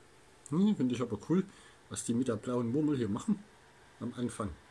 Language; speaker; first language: German; native; German